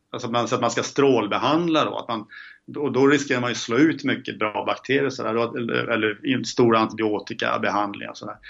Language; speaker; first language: Swedish; native; Swedish